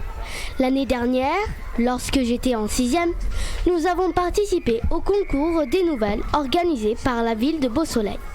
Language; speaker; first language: French; native; French